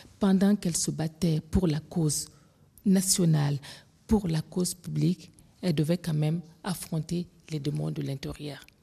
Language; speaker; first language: French; non-native, local second language; Bambara